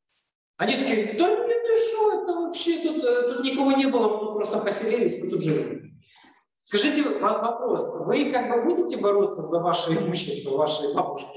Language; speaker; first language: Russian; native; Russian